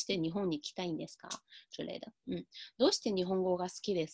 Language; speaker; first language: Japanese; non-native, fluent; Chinese